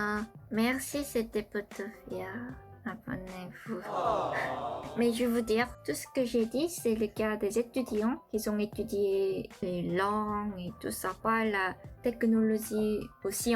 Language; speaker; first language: French; non-native, learner; Korean